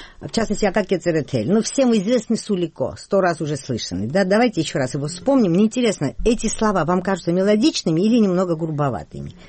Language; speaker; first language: Russian; non-native, local second language; Georgian